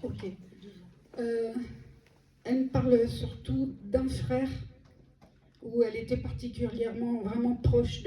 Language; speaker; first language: French; native; French